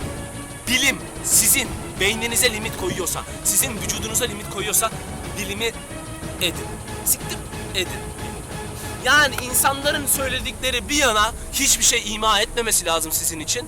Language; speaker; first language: Turkish; native; Turkish